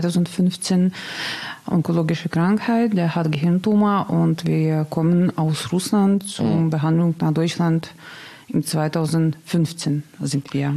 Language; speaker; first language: German; non-native, learner; Russian